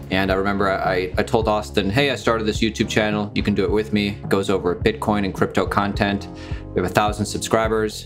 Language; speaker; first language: English; native; English